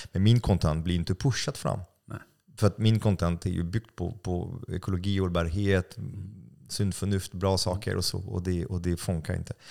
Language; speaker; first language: Swedish; non-native, fluent; French